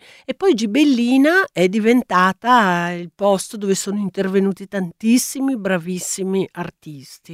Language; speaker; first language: Italian; native; Italian